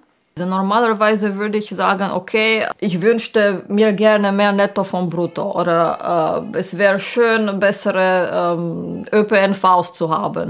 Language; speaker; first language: German; non-native, fluent; Romanian